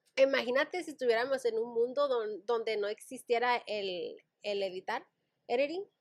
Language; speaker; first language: Spanish; early bilingual, heritage; Spanish